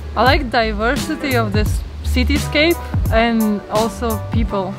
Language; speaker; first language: English; non-native, fluent; Latvian